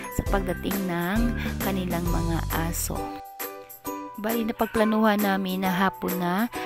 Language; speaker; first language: Filipino; non-native, local second language; Hiligaynon